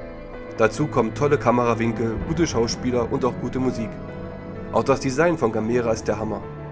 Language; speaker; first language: German; native; German